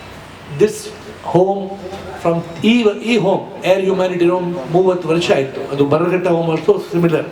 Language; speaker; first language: Kannada; non-native, local second language; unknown